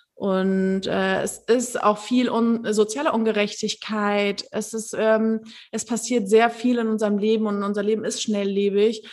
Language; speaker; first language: German; early bilingual, other home language; Turkish